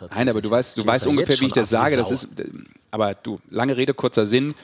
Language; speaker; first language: German; native; German